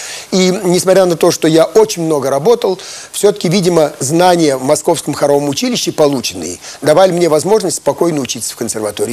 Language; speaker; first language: Russian; native; Russian